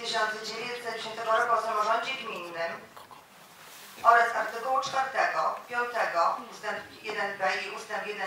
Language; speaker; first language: Polish; native; Polish